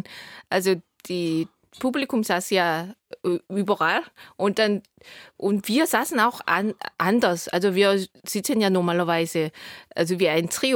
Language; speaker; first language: German; non-native, fluent; Korean